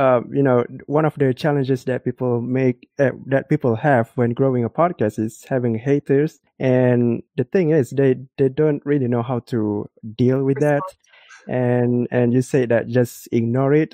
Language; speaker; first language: English; non-native, local second language; Malay